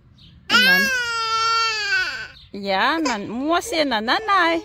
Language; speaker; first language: Danish; non-native, learner; English